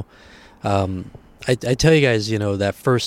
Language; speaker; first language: English; early bilingual, other home language; Spanish